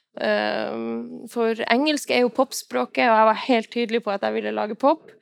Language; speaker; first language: Norwegian; non-native, local second language; Northern Sami